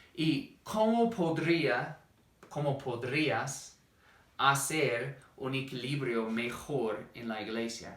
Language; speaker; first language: Spanish; non-native, fluent; English